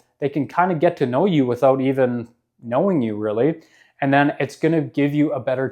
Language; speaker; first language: English; native; English